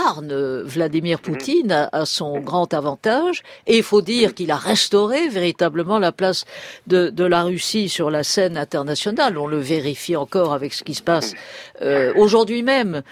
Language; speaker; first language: French; native; French